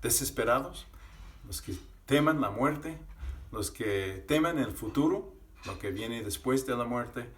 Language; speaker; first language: Spanish; non-native, fluent; English